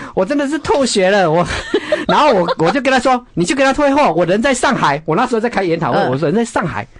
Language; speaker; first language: Chinese; native; Chinese